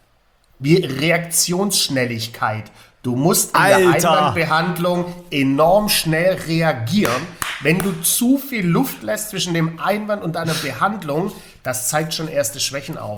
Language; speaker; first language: German; native; German